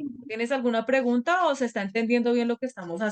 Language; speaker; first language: Spanish; native; Spanish